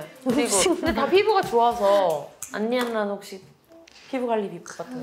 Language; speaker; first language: Korean; native; Korean